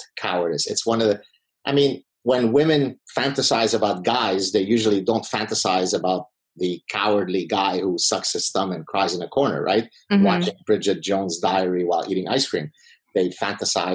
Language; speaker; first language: English; non-native, fluent; Arabic